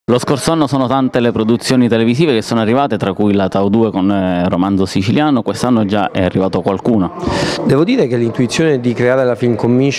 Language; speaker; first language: Italian; native; Italian